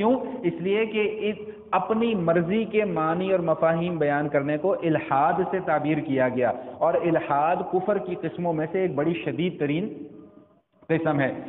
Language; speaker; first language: Urdu; non-native, local second language; Punjabi